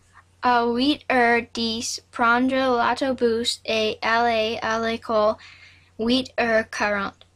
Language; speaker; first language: French; non-native, learner; English